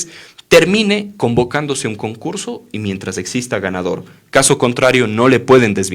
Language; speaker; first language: Spanish; native; Spanish